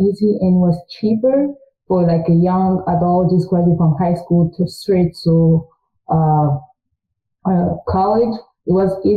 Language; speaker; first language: English; early bilingual, other home language; French